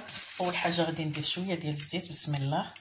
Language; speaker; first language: Arabic; native; Arabic